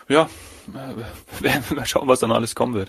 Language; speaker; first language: German; native; German